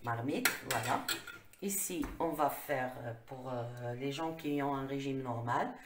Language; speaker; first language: French; non-native, local second language; Arabic